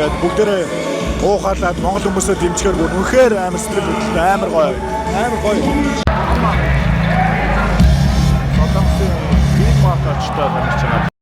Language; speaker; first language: Mongolian; native; Mongolian